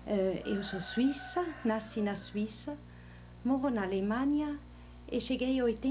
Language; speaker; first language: Portuguese; non-native, fluent; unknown